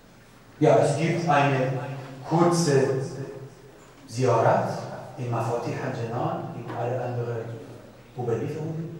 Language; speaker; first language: German; non-native, fluent; Persian